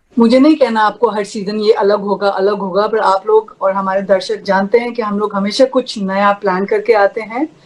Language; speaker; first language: Hindi; native; Hindi